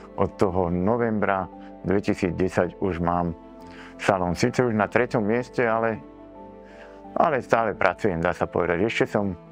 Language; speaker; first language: Slovak; native; Slovak